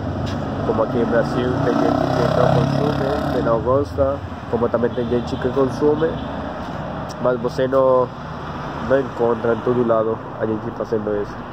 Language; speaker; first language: Portuguese; non-native, learner; Spanish